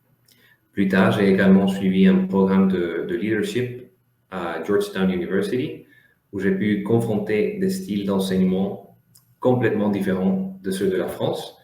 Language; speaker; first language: French; non-native, fluent; Spanish